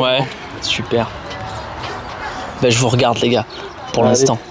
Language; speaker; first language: French; native; French